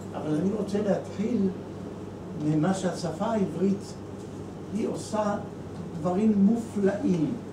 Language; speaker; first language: Hebrew; early bilingual, other home language; Arabic